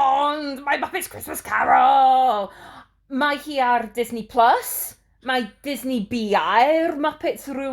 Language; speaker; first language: Welsh; non-native, learner; English